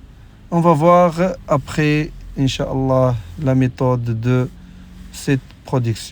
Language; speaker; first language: French; non-native, local second language; Arabic